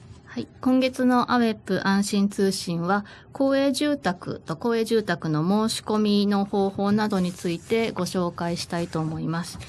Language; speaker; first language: Japanese; native; Japanese